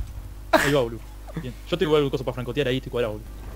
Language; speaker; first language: Spanish; native; Spanish